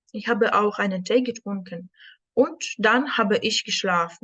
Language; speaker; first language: German; non-native, fluent; Ukrainian